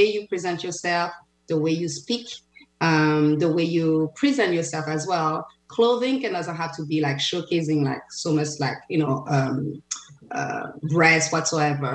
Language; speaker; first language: English; non-native, fluent; French